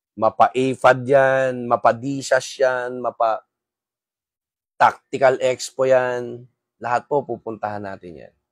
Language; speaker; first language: Filipino; non-native, local second language; Waray